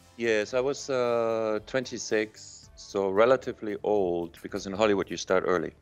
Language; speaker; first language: English; non-native, fluent; German